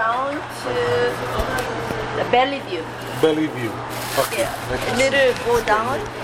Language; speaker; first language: English; non-native, learner; Korean